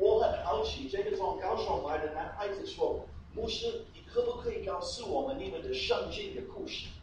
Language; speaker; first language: Chinese; non-native, fluent; English